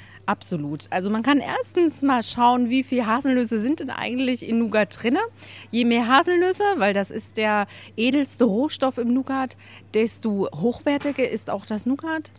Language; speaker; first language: German; native; German